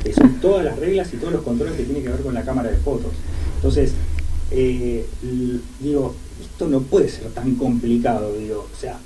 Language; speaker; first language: Spanish; native; Spanish